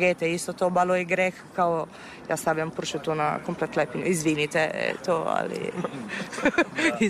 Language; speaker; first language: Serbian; non-native, fluent; Italian